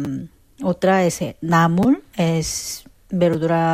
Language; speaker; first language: Spanish; non-native, fluent; Korean